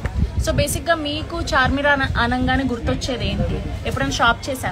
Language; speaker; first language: Telugu; native; Telugu